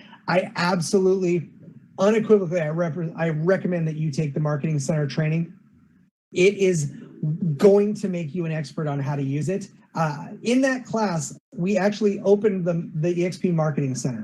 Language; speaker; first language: English; native; English